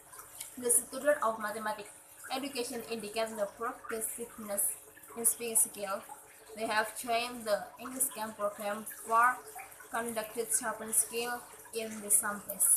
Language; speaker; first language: English; non-native, learner; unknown